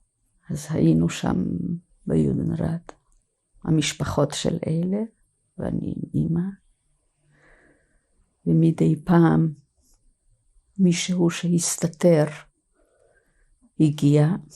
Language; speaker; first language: Hebrew; non-native, fluent; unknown